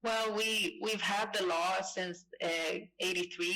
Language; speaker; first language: English; non-native, fluent; Swedish